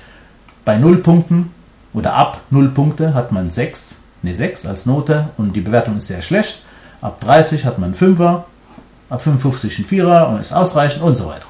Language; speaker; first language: German; non-native, fluent; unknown